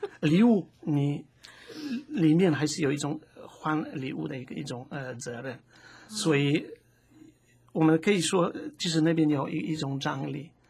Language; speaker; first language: Chinese; non-native, fluent; Polish